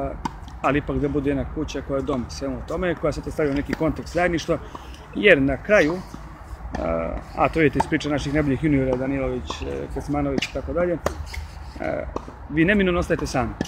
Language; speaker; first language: Serbian; native; Serbian